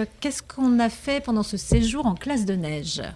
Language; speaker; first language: French; native; French